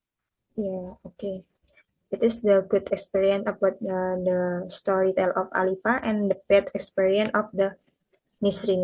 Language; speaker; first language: English; non-native, learner; Indonesian